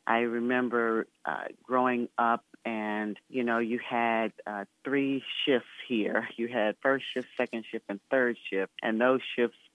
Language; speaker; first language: English; native; English